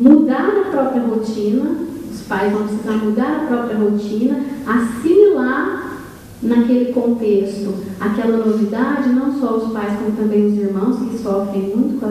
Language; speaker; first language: Portuguese; native; Portuguese